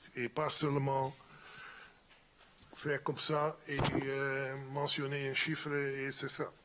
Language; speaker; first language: French; non-native, fluent; Dutch